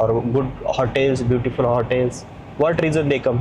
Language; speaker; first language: English; non-native, local second language; Hindi